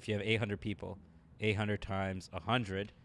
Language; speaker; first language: English; early bilingual, other home language; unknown